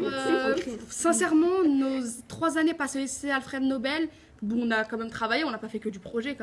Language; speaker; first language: French; native; French